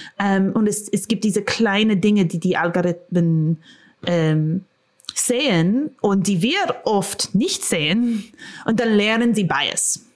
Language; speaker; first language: German; non-native, fluent; English